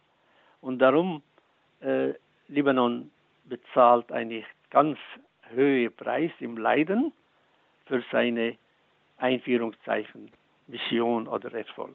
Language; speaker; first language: German; non-native, fluent; Arabic